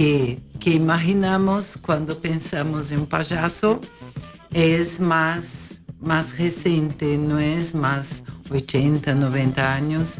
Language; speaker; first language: Spanish; non-native, fluent; Portuguese